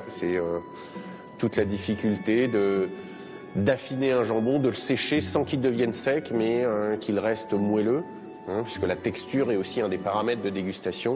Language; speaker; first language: French; native; French